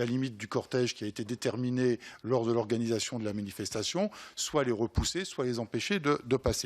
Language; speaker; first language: French; native; French